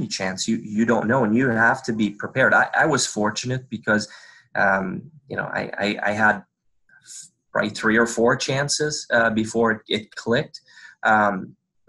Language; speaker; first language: English; non-native, fluent; French